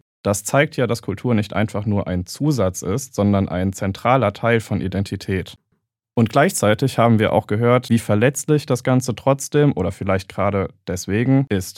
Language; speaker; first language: German; native; German